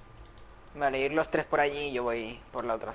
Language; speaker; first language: Spanish; native; Spanish